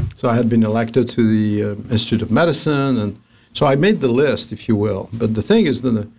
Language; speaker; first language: English; non-native, fluent; Arabic